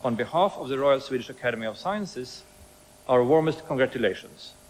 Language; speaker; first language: English; non-native, fluent; Swedish